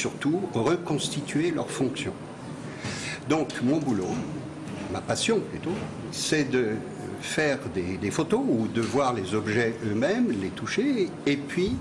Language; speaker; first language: French; native; French